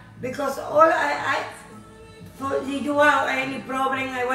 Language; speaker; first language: English; non-native, learner; Spanish